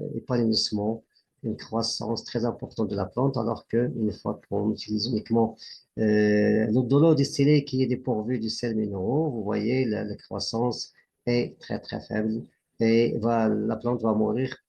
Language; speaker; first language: French; non-native, local second language; Arabic